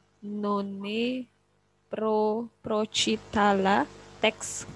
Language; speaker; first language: Russian; non-native, learner; Indonesian